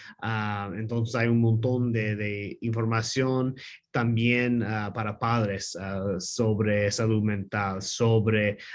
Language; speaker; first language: Spanish; non-native, learner; English